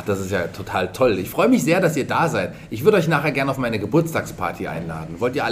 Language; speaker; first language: German; native; German